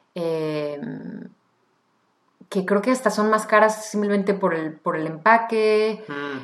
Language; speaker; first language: Spanish; native; Spanish